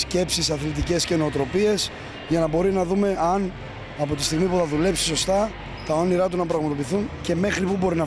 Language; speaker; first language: Greek; native; Greek